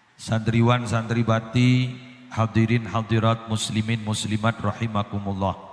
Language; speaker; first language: Indonesian; non-native, local second language; Madurese